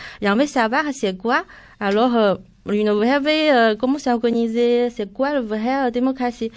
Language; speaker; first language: French; non-native, fluent; Chinese